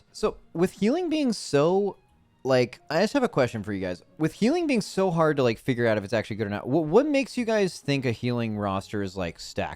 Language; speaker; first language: English; native; English